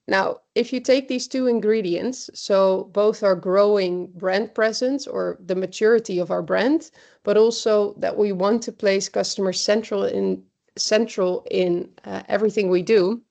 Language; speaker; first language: English; non-native, fluent; Dutch